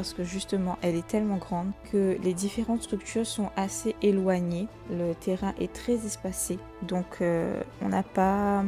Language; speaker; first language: French; native; French